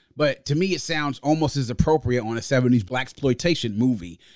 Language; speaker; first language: English; native; English